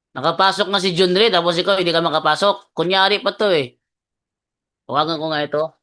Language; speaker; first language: Filipino; non-native, local second language; Cebuano